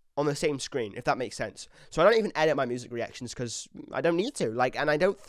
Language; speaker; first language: English; native; English